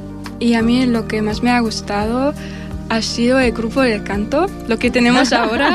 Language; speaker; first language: Spanish; non-native, fluent; German